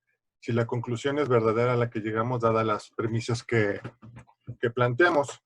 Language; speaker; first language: Spanish; native; Spanish